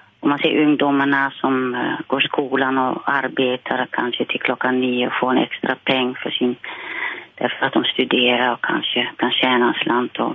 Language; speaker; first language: Swedish; non-native, fluent; Dutch